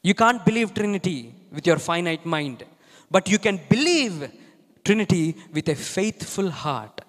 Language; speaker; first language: English; non-native, local second language; Telugu